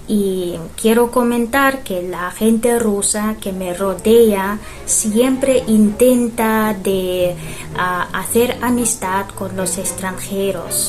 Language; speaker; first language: Spanish; non-native, fluent; Russian